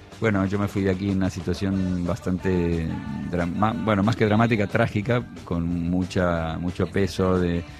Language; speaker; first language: Spanish; native; Spanish